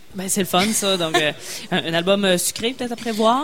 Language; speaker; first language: French; native; French